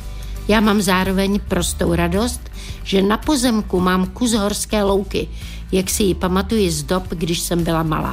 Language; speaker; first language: Czech; native; Czech